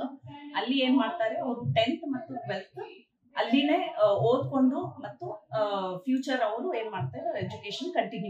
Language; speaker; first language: Kannada; non-native, local second language; Urdu